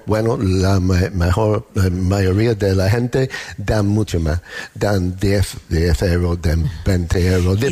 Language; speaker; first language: Spanish; non-native, learner; English